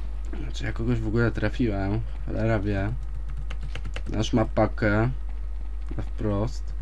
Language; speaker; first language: Polish; native; Polish